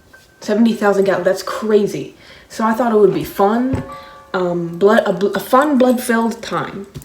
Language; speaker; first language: English; native; English